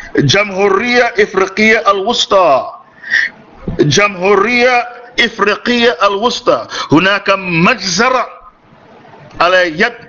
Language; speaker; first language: Arabic; non-native, fluent; English